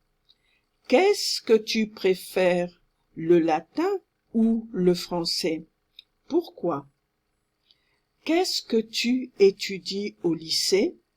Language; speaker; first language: French; non-native, fluent; English